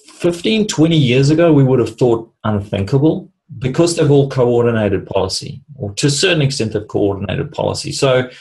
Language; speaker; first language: English; native; English